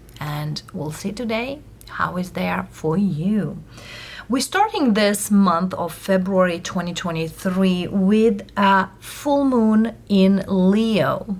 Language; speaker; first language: English; non-native, fluent; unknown